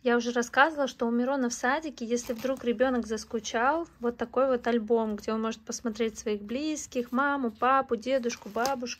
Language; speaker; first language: Russian; native; Russian